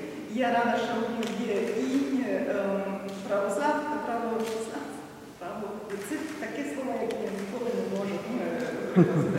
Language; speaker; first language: Ukrainian; non-native, learner; German